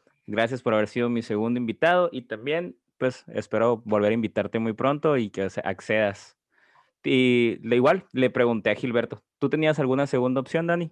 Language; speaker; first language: Spanish; native; Spanish